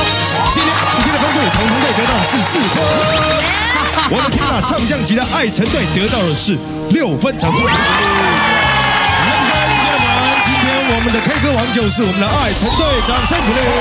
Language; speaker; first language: Chinese; native; Chinese